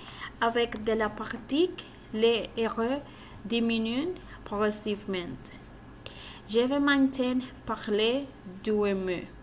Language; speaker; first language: French; non-native, learner; Spanish